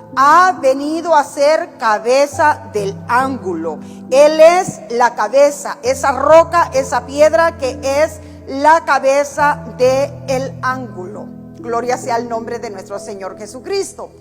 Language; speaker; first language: Spanish; native; Spanish